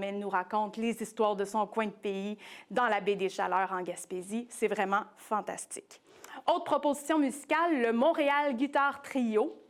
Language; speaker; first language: French; native; French